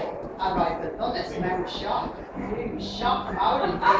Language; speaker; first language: Welsh; non-native, learner; English